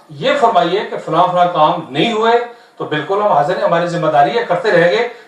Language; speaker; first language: Urdu; non-native, local second language; Pahari-Potwari